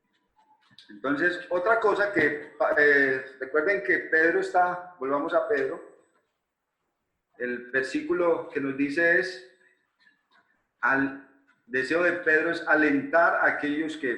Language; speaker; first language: Spanish; native; Spanish